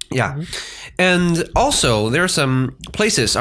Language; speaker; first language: English; non-native, fluent; Chinese